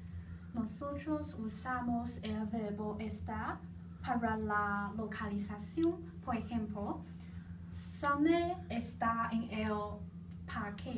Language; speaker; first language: Spanish; non-native, learner; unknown